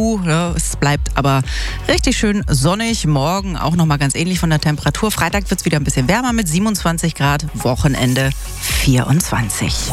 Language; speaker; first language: German; native; German